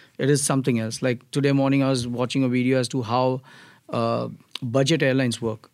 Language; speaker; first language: English; non-native, local second language; Gujarati